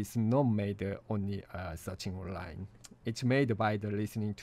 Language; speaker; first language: English; non-native, learner; Korean